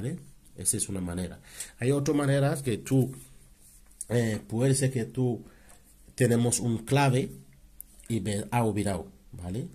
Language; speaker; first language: Spanish; non-native, learner; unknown